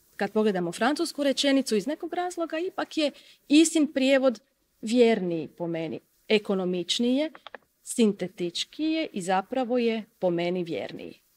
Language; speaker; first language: Croatian; native; Croatian